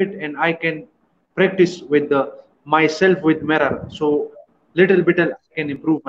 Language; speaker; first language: English; non-native, learner; Pashto